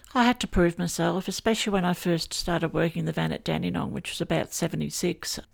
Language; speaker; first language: English; native; English